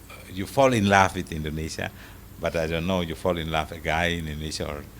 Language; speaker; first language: English; non-native, fluent; Indonesian